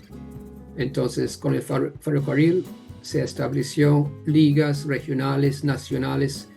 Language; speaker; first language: Spanish; non-native, fluent; English